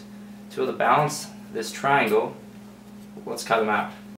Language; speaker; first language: English; native; English